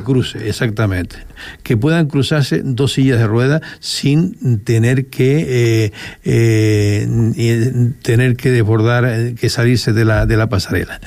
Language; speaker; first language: Spanish; native; Spanish